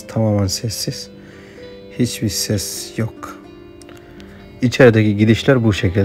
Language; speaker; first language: Turkish; non-native, fluent; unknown